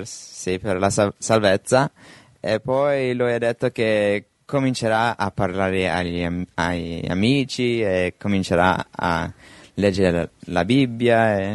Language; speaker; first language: Italian; non-native, learner; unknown